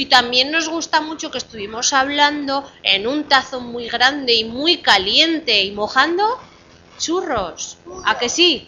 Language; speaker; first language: Spanish; native; Spanish